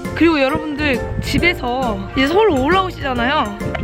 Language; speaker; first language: Korean; native; Korean